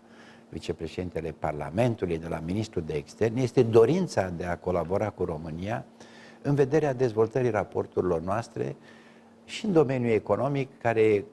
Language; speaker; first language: Romanian; native; Romanian